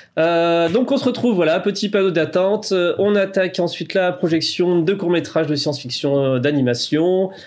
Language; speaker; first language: French; native; French